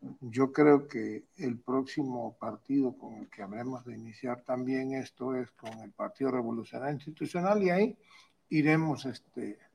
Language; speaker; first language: Spanish; native; Spanish